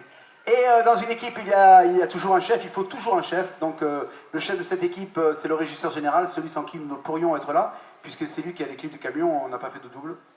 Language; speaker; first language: French; native; French